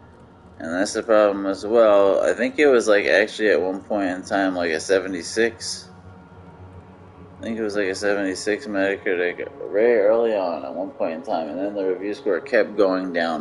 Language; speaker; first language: English; native; English